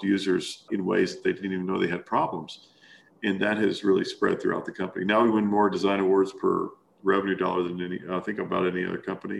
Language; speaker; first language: English; native; English